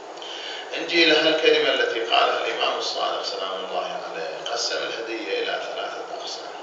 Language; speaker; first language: Arabic; native; Arabic